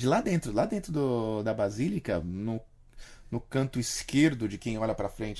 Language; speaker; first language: Portuguese; native; Portuguese